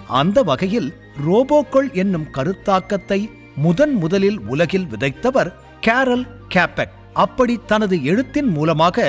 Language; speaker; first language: Tamil; native; Tamil